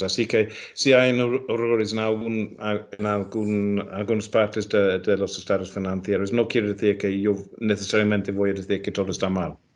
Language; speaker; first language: Spanish; non-native, fluent; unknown